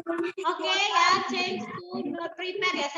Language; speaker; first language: English; non-native, learner; Indonesian